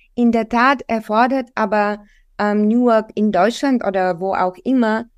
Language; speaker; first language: German; non-native, fluent; Bulgarian